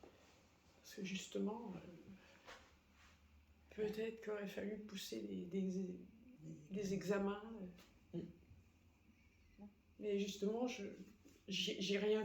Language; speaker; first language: French; native; French